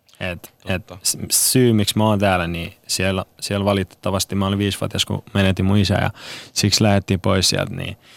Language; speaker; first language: Finnish; non-native, fluent; Persian